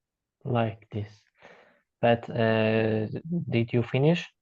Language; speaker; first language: English; non-native, learner; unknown